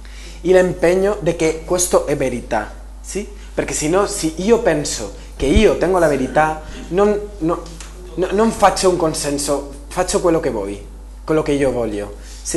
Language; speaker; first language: Italian; non-native, learner; Spanish